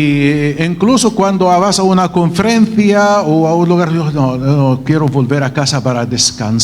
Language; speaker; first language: Spanish; non-native, fluent; Arabic